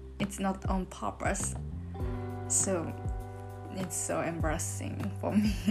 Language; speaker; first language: English; non-native, learner; Japanese